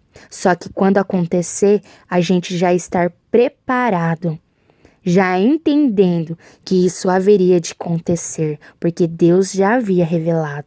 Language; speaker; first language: Portuguese; native; Portuguese